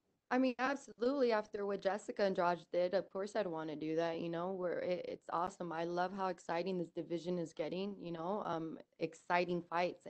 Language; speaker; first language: English; early bilingual, other home language; Spanish